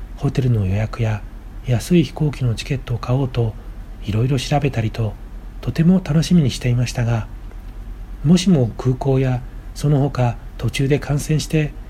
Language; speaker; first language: Japanese; native; Japanese